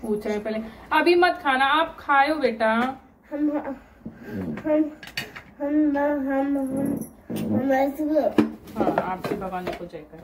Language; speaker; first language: Hindi; native; Hindi